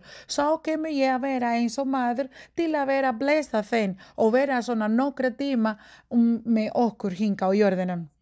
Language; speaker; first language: Icelandic; non-native, learner; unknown